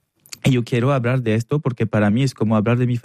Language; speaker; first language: Spanish; non-native, learner; French